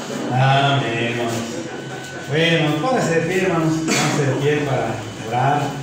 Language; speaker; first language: Spanish; native; Spanish